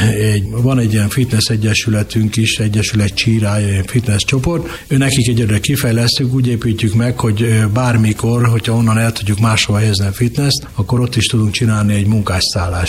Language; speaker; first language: Hungarian; native; Hungarian